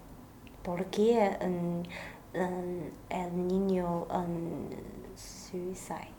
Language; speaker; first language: Spanish; non-native, learner; Chinese